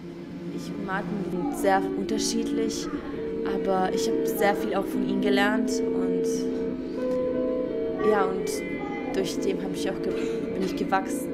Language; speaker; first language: German; non-native, fluent; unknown